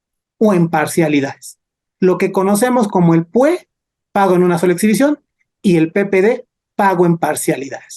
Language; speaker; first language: Spanish; native; Spanish